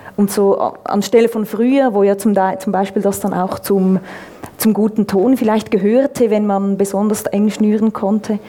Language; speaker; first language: German; native; German